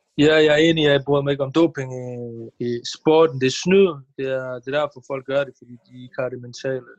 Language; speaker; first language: Danish; early bilingual, other home language; Bosnian